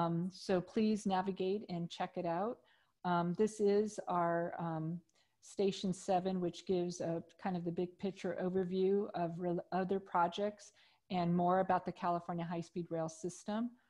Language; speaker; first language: English; native; English